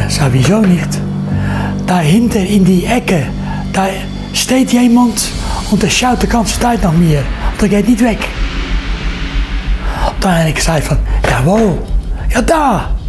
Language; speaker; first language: German; non-native, learner; Dutch